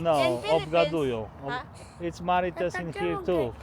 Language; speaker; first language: English; non-native, learner; Polish